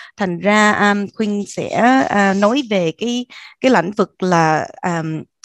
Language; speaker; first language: Vietnamese; early bilingual, heritage; Vietnamese